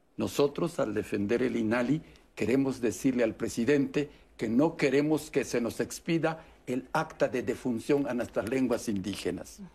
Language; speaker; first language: Spanish; non-native, local second language; Yucateco